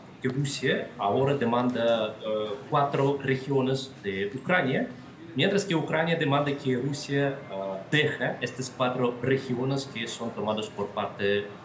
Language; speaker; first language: Spanish; non-native, fluent; Russian